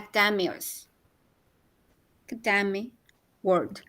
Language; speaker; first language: English; non-native, learner; Chinese